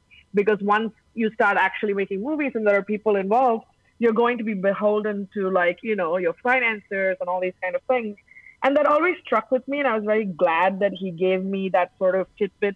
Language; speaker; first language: English; non-native, local second language; Tamil